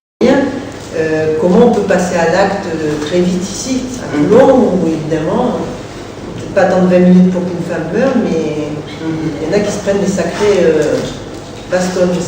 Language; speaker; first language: French; native; French